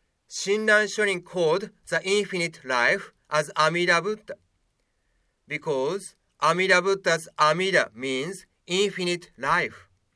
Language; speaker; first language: English; non-native, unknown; Japanese